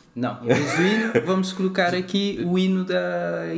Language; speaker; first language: Portuguese; non-native, local second language; Kabuverdianu